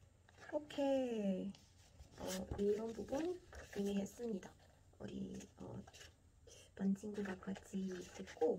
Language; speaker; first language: Korean; non-native, fluent; Portuguese